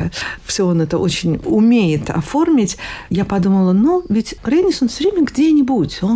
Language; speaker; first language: Russian; native; Russian